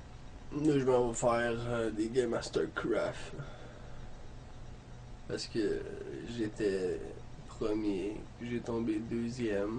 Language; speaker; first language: French; native; French